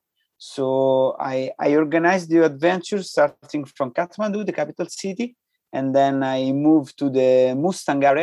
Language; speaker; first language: English; non-native, fluent; Italian